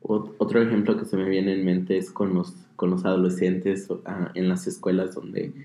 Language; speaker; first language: Spanish; early bilingual, heritage; Spanish